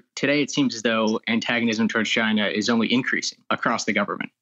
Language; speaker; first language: English; native; English